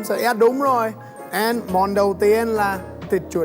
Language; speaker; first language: Vietnamese; non-native, learner; English